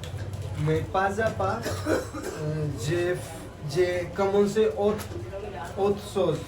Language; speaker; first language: French; non-native, learner; Hindi